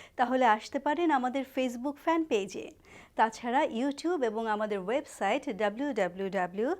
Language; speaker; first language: Bangla; native; Bangla